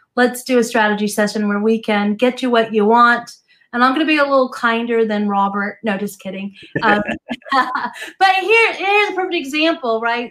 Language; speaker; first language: English; native; English